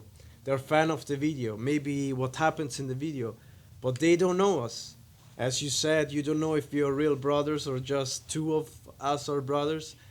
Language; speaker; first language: English; non-native, fluent; Italian